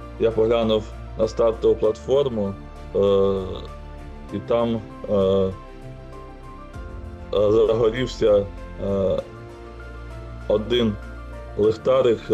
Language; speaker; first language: Ukrainian; non-native, local second language; Russian